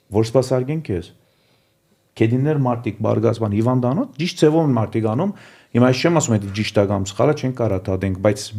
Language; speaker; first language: Armenian; early bilingual, heritage; Armenian